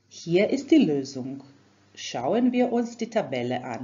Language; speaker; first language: German; non-native, fluent; Croatian